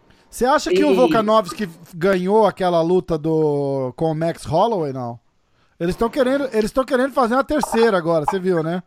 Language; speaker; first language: Portuguese; native; Portuguese